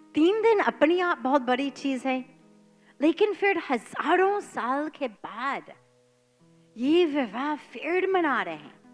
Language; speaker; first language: Hindi; non-native, fluent; English